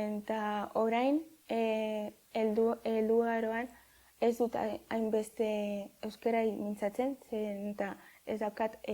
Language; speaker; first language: Basque; non-native, local second language; Spanish